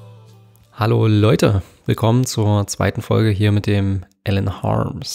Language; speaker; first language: German; native; German